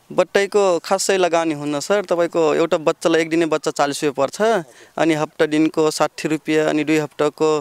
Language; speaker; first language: Nepali; non-native, local second language; Rana Tharu